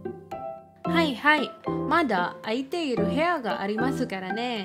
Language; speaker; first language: Japanese; non-native, learner; Indonesian